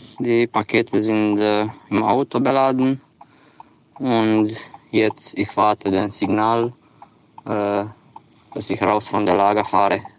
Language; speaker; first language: German; non-native, learner; Romanian